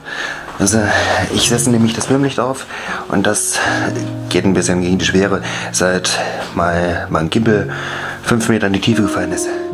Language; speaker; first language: German; native; German